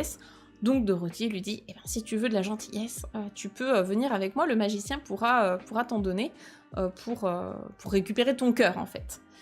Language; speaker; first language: French; native; French